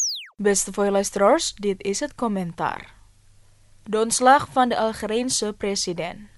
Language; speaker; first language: Dutch; non-native, learner; Indonesian